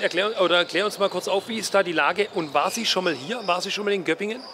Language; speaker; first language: German; native; German